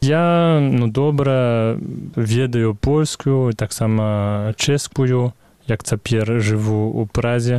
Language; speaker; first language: Belarusian; non-native, fluent; French